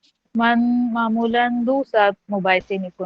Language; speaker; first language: Persian; non-native, learner; Urdu